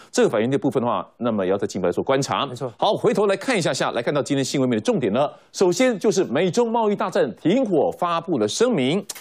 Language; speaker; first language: Chinese; native; Chinese